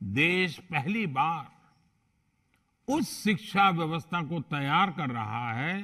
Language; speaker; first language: Hindi; non-native, local second language; Gujarati